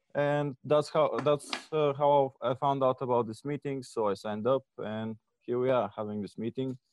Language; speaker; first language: English; non-native, fluent; Bulgarian